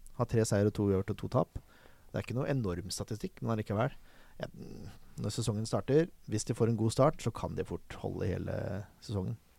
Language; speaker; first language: Norwegian; native; Norwegian